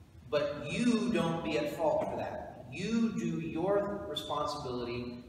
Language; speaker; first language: English; native; English